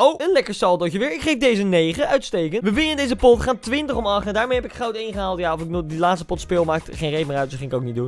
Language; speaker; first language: Dutch; native; Dutch